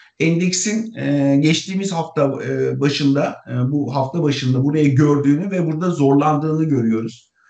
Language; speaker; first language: Turkish; native; Turkish